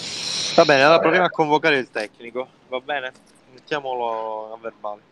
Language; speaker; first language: Italian; native; Italian